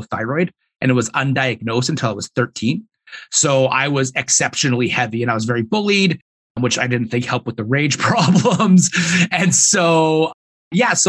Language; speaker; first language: English; native; English